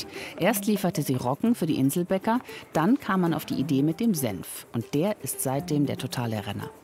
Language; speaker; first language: German; native; German